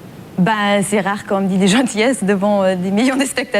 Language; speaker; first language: French; non-native, fluent; German